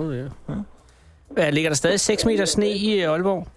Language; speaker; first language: Danish; native; Danish